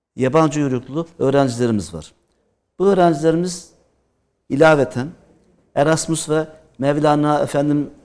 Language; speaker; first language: Turkish; native; Turkish